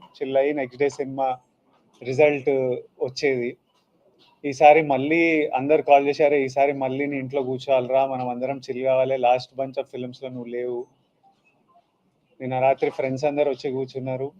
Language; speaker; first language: Telugu; native; Telugu